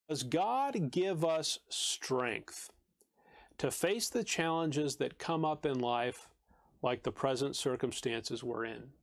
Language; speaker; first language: English; native; English